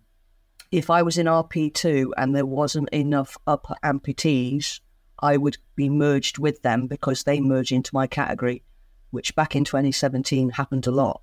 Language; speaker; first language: English; native; English